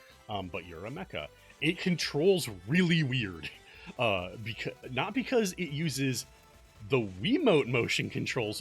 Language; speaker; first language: English; native; English